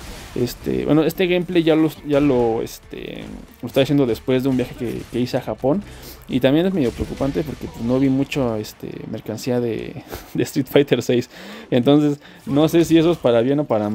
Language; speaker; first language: Spanish; native; Spanish